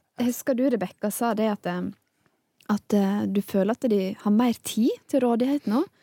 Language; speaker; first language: Norwegian; native; Norwegian